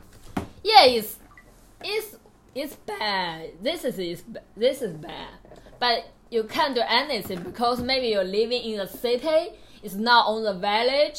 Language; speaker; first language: English; non-native, learner; Chinese